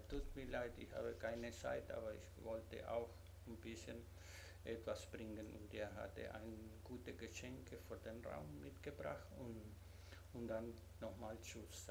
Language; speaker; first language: German; non-native, learner; Spanish